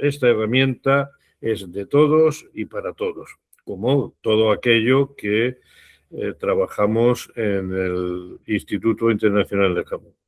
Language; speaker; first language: Spanish; native; Spanish